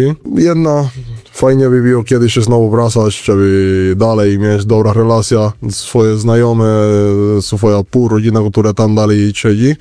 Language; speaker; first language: Polish; non-native, fluent; Spanish